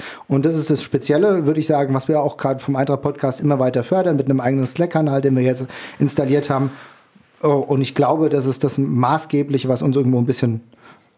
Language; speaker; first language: German; native; German